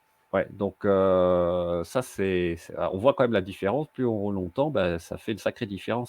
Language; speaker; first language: French; native; French